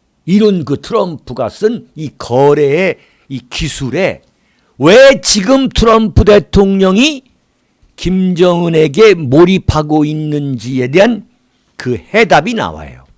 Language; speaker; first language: Korean; native; Korean